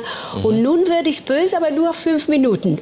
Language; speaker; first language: German; non-native, fluent; Spanish